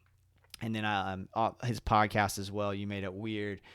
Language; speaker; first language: English; native; English